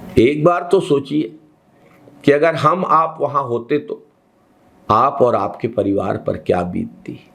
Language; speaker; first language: Hindi; native; Hindi